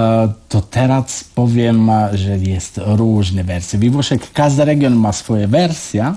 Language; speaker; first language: Polish; non-native, learner; Italian